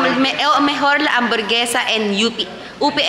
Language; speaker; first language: Spanish; non-native, learner; Filipino